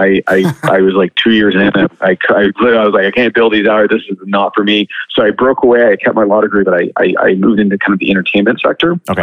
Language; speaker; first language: English; native; English